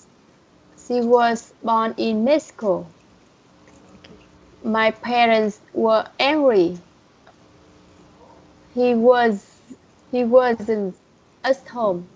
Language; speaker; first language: English; non-native, learner; Vietnamese